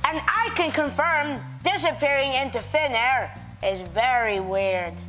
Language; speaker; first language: English; native; English